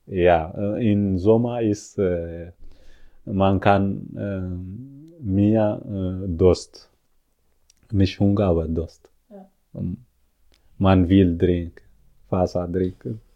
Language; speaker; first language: German; non-native, learner; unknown